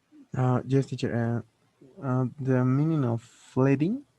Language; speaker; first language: English; non-native, learner; Spanish